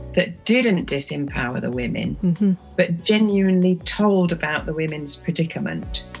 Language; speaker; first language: English; native; English